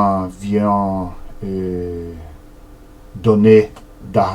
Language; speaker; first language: French; non-native, learner; Portuguese